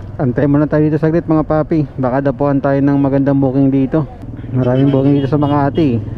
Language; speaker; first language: Filipino; native; Filipino